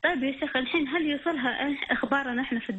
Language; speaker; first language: Arabic; native; Arabic